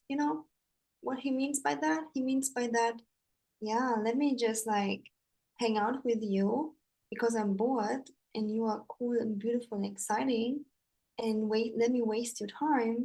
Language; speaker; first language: English; non-native, fluent; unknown